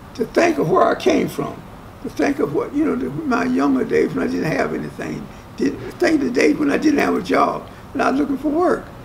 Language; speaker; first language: English; native; English